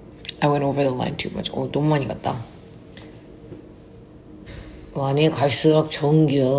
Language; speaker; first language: Korean; early bilingual, heritage; Korean